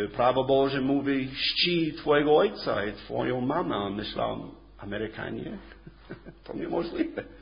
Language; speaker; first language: Polish; non-native, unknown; English